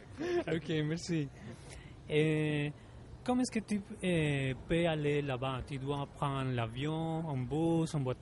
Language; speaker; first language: French; non-native, learner; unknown